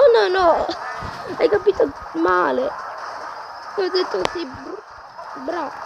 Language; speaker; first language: Italian; native; Italian